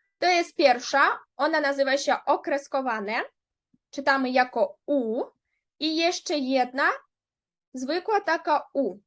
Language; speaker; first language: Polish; non-native, fluent; Ukrainian